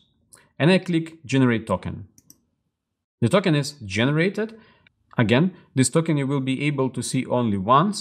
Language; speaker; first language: English; non-native, fluent; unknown